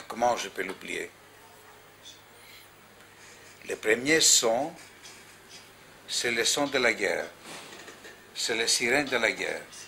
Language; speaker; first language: French; non-native, fluent; Greek